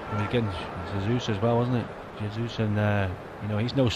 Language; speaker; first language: English; native; English